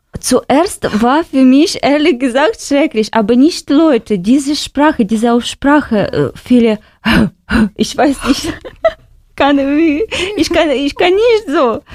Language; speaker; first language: German; non-native, learner; Russian